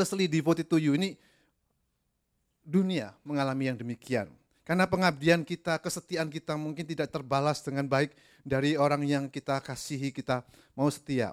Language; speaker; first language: Indonesian; native; Indonesian